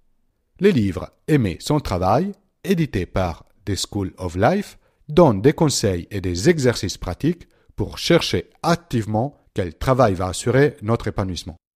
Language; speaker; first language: French; non-native, fluent; Italian